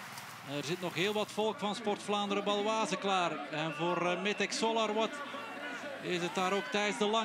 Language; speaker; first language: Dutch; native; Dutch